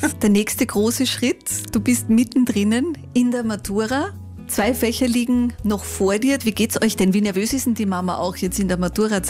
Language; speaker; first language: German; native; German